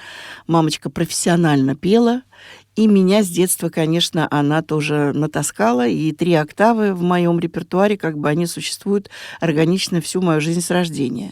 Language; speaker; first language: Russian; native; Russian